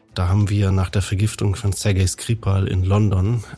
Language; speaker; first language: German; native; German